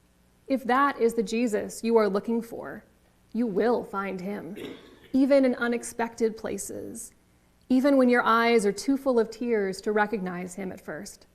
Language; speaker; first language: English; native; English